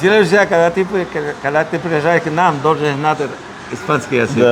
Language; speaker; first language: Russian; non-native, learner; Spanish